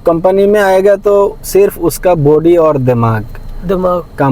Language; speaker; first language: Hindi; non-native, fluent; Bangla